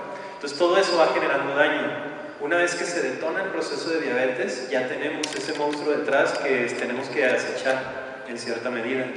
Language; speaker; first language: Spanish; native; Spanish